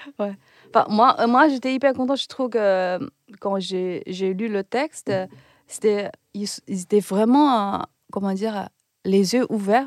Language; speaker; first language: French; non-native, fluent; Chinese